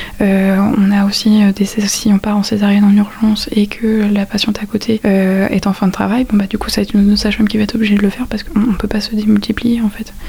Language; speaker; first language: French; native; French